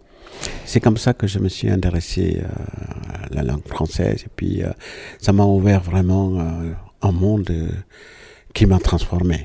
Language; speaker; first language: French; non-native, fluent; Malayalam